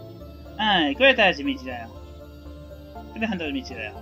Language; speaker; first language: Japanese; non-native, learner; English